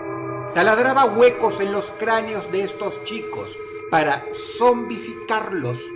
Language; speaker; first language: Spanish; native; Spanish